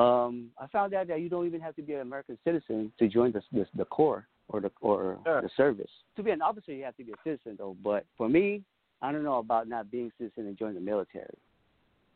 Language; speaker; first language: English; non-native, local second language; Pampanga